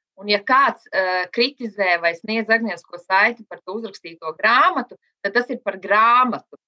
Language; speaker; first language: Latvian; native; Latvian